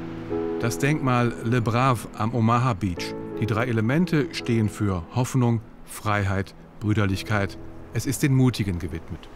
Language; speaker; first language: German; native; German